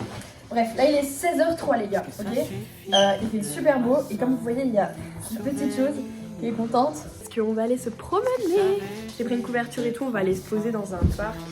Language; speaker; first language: French; native; French